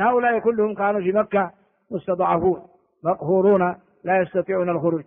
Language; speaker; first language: Arabic; non-native, fluent; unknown